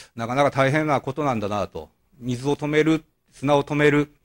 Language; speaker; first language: Japanese; native; Japanese